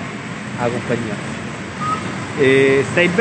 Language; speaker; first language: Italian; native; Italian